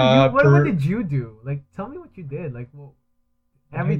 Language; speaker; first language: English; early bilingual, other home language; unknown